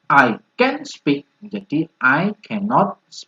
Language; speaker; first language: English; non-native, fluent; Indonesian